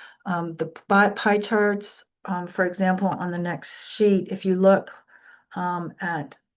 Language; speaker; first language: English; native; English